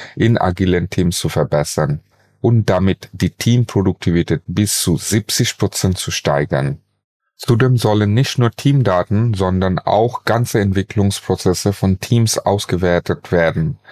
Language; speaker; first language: German; non-native, fluent; Bangla